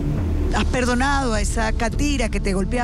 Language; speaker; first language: Spanish; native; Spanish